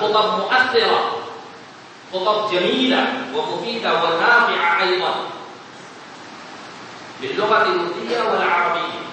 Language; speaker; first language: Arabic; non-native, fluent; Urdu